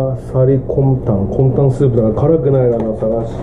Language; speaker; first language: Japanese; native; Japanese